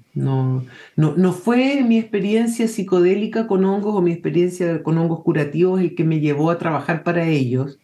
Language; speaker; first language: Spanish; early bilingual, heritage; Spanish